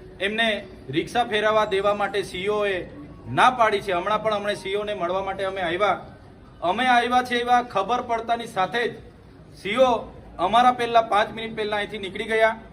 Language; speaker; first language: Gujarati; non-native, local second language; Vasavi